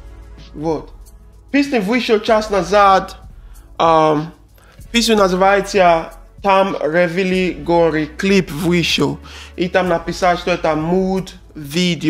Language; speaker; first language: Russian; non-native, learner; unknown